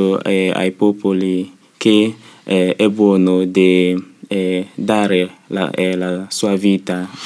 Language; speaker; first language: Italian; non-native, learner; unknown